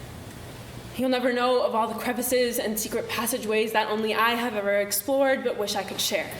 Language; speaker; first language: English; native; English